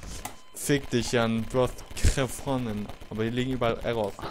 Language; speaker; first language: German; native; German